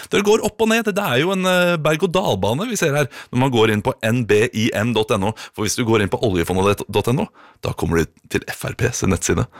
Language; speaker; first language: Norwegian; native; Norwegian